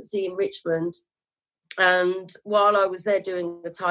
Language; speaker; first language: English; native; English